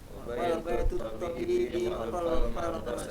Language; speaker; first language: Arabic; non-native, learner; Indonesian